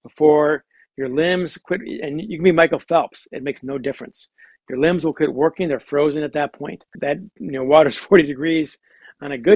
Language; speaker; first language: English; native; English